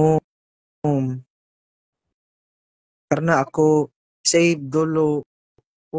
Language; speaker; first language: Indonesian; non-native, learner; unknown